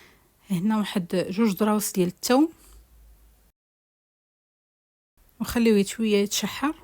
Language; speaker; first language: Arabic; native; Arabic